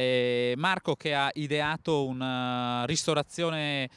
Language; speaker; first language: Italian; native; Italian